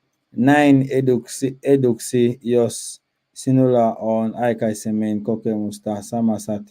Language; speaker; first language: Finnish; non-native, learner; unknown